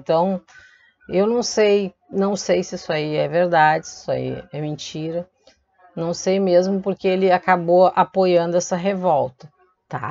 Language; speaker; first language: Portuguese; native; Portuguese